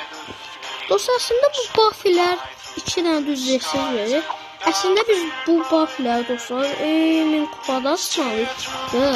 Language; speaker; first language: Turkish; non-native, learner; Azerbaijani